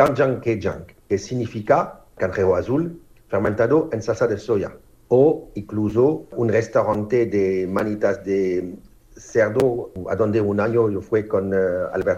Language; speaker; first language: Spanish; non-native, learner; French